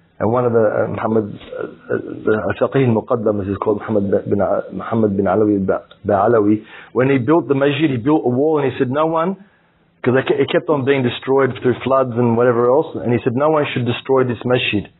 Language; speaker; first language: English; native; English